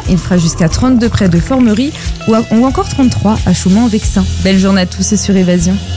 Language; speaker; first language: French; native; French